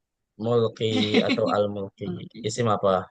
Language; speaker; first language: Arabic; non-native, fluent; Indonesian